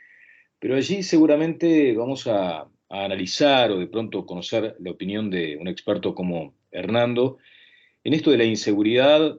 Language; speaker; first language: Spanish; native; Spanish